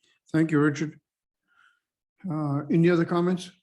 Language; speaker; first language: English; native; English